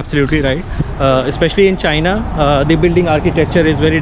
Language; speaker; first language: English; non-native, local second language; Hindi